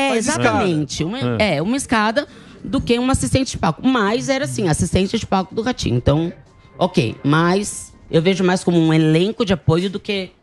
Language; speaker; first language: Portuguese; early bilingual, other home language; Italian